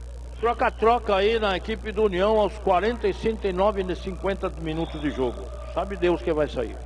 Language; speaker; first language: Portuguese; native; Portuguese